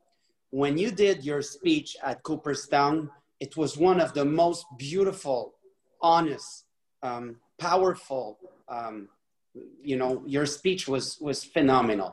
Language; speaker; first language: English; non-native, fluent; French